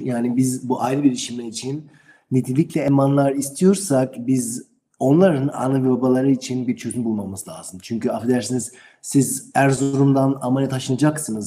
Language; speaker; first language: Turkish; non-native, learner; German